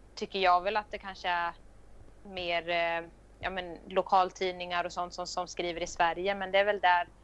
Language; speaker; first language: Swedish; native; Swedish